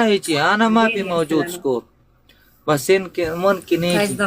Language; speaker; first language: Arabic; non-native, learner; Pashto